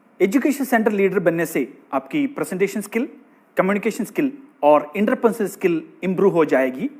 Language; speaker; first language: Hindi; non-native, local second language; Malayalam